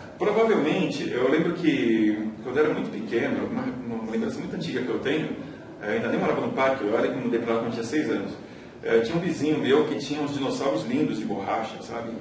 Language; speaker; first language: Portuguese; native; Portuguese